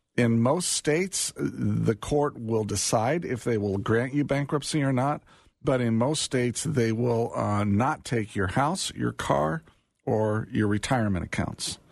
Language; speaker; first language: English; native; English